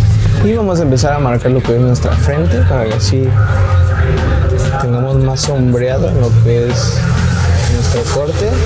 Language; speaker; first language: Spanish; native; Spanish